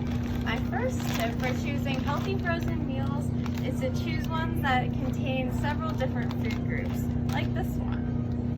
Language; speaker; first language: English; native; English